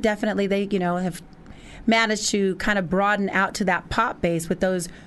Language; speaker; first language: English; native; English